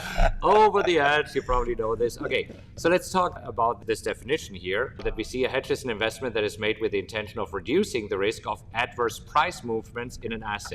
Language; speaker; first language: English; non-native, fluent; German